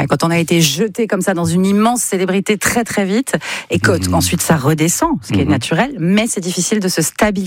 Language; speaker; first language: French; native; French